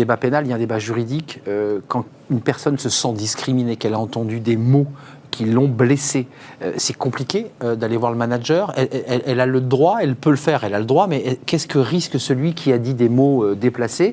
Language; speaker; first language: French; native; French